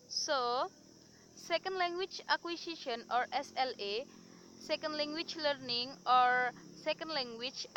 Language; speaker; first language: English; non-native, learner; Indonesian